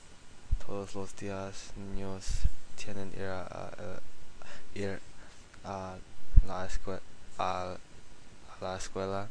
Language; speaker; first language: Spanish; non-native, learner; English